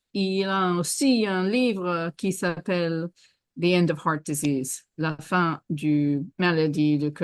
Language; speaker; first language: French; non-native, fluent; English